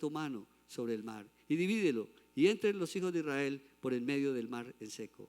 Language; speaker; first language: Spanish; native; Spanish